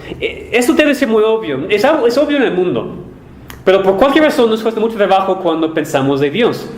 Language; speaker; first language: Spanish; non-native, fluent; English